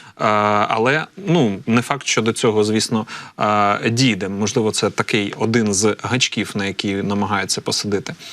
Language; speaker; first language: Ukrainian; native; Ukrainian